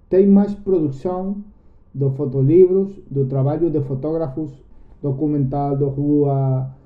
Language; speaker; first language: Portuguese; non-native, learner; Spanish